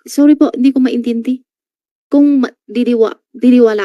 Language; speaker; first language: Filipino; non-native, learner; Chinese